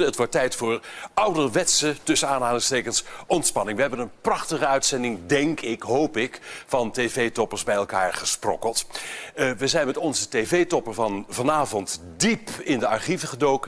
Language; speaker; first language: Dutch; native; Dutch